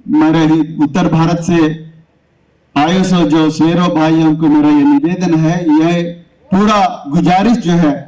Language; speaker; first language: Hindi; non-native, local second language; Telugu